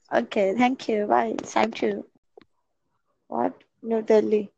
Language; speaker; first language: English; non-native, learner; Gujarati